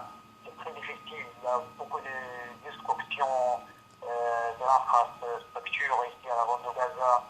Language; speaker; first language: French; non-native, fluent; Arabic